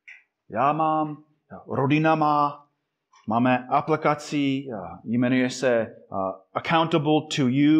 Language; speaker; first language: Czech; non-native, fluent; English